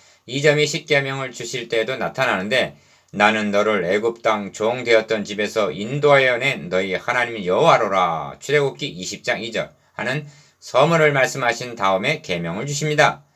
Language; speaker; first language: Korean; native; Korean